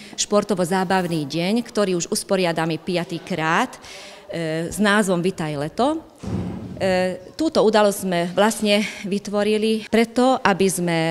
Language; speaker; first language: Slovak; non-native, local second language; Hungarian